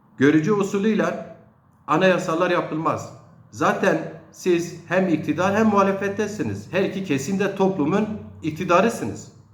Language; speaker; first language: Turkish; non-native, local second language; Zaza